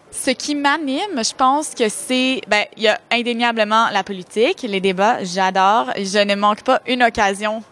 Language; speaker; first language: French; native; French